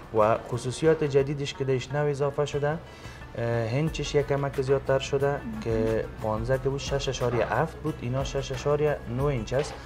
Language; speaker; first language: Persian; native; Persian